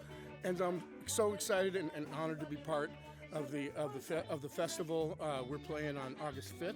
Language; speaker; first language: English; native; English